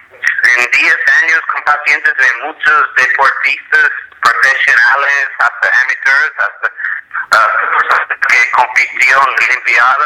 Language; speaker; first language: Spanish; non-native, fluent; English